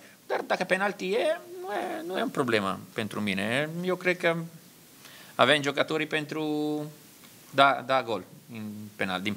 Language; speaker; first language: Romanian; non-native, learner; Italian